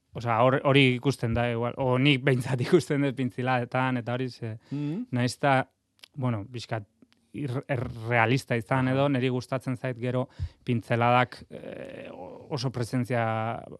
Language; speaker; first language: Basque; non-native, local second language; Spanish